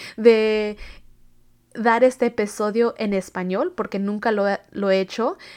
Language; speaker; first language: Spanish; early bilingual, heritage; Spanish